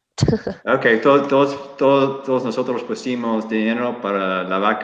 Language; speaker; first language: Spanish; non-native, learner; English